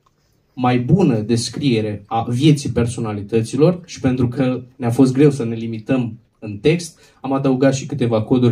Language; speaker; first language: Romanian; native; Romanian